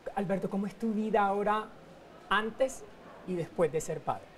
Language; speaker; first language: Spanish; native; Spanish